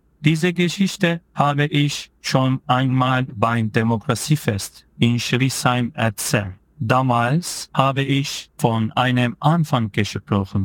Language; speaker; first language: German; non-native, fluent; Turkish